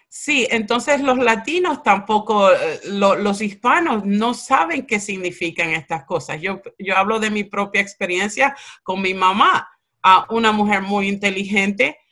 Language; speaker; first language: Spanish; early bilingual, other home language; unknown